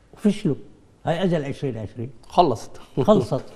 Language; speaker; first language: Arabic; native; Arabic